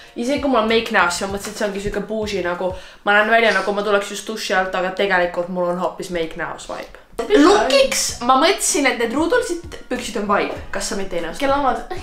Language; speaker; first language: Estonian; native; Estonian